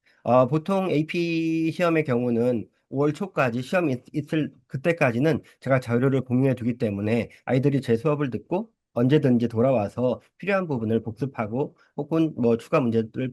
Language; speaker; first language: Korean; early bilingual, heritage; Korean